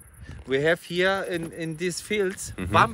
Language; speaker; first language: English; non-native, learner; Russian